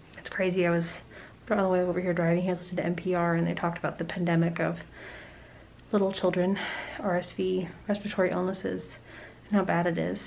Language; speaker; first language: English; native; English